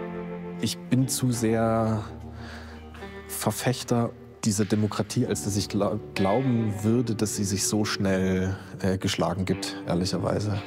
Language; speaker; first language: German; native; German